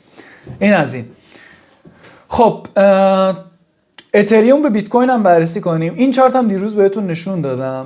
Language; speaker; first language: Persian; native; Persian